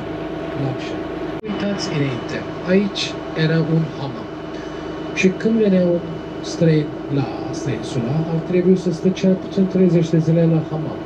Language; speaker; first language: Romanian; non-native, learner; Turkish